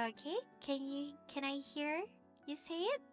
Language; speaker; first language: English; non-native, local second language; Filipino